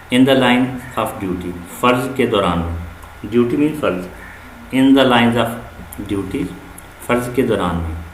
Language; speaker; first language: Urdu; non-native, local second language; Punjabi